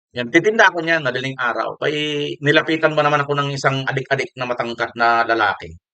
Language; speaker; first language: Filipino; non-native, local second language; Waray